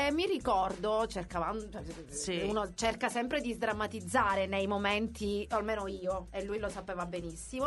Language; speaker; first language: Italian; native; Italian